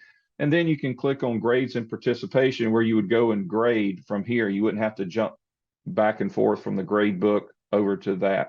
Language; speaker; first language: English; native; English